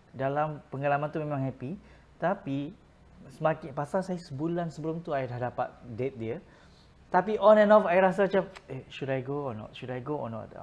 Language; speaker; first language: Malay; early bilingual, other home language; Filipino